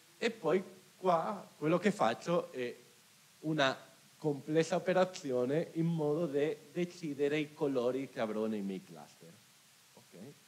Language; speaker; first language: Italian; non-native, fluent; Spanish